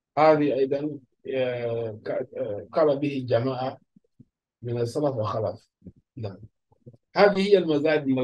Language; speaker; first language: Arabic; non-native, fluent; Urdu